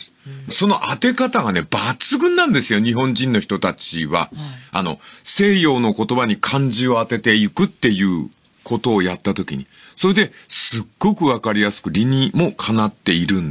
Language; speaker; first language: Japanese; native; Japanese